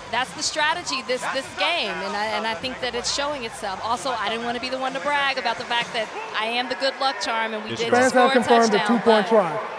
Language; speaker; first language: English; native; English